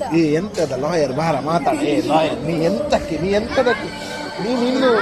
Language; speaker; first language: Kannada; non-native, local second language; Tulu